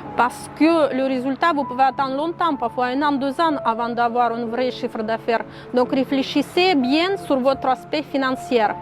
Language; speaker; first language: French; non-native, fluent; Russian